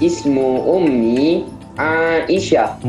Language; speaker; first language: Arabic; non-native, learner; Malay